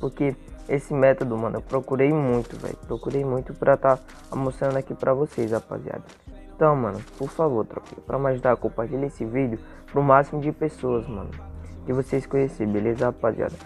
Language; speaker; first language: Portuguese; native; Portuguese